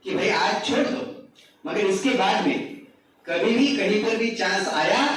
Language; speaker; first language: Hindi; non-native, local second language; Marathi